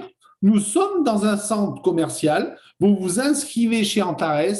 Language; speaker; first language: French; native; French